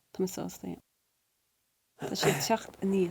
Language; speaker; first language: Irish; non-native, learner; English